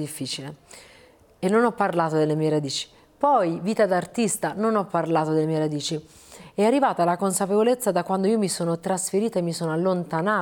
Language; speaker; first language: Italian; native; Italian